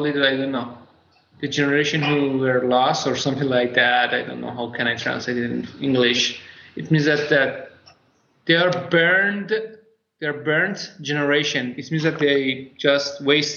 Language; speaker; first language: English; non-native, fluent; Persian